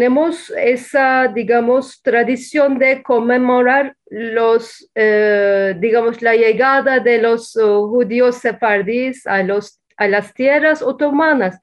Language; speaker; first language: Spanish; non-native, fluent; Turkish